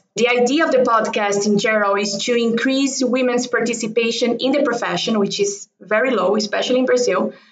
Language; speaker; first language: English; non-native, fluent; Portuguese